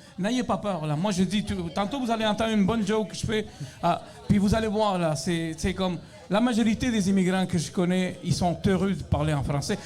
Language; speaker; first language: French; non-native, fluent; Spanish